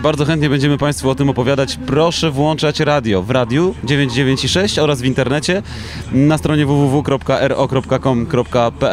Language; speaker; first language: Polish; native; Polish